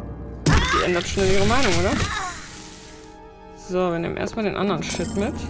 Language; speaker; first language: German; native; German